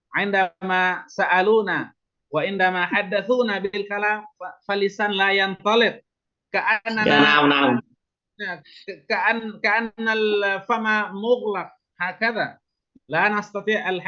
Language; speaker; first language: Arabic; non-native, fluent; Indonesian